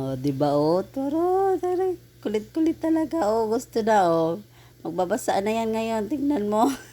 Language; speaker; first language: Filipino; native; Filipino